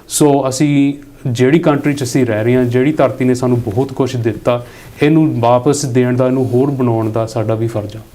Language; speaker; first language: Punjabi; early bilingual, heritage; Punjabi